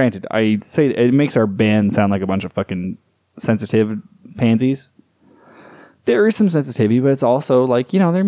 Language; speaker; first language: English; native; English